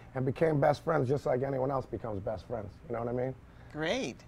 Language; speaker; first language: English; native; English